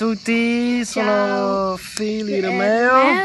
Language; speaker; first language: Italian; non-native, learner; Spanish